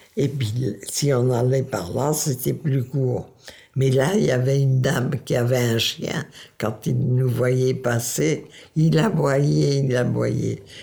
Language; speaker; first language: French; non-native, local second language; Dutch